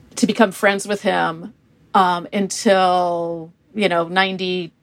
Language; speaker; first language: English; native; English